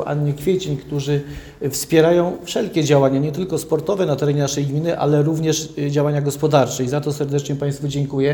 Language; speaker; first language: Polish; native; Polish